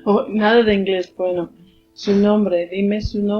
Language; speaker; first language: Spanish; early bilingual, heritage; Spanish